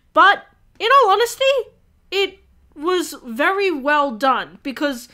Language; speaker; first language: English; native; English